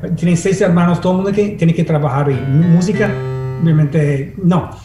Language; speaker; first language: Spanish; non-native, fluent; English